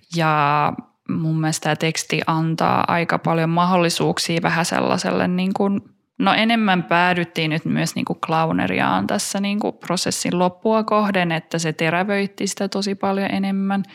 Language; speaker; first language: Finnish; early bilingual, heritage; Finnish